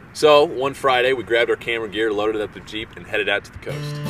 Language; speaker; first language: English; native; English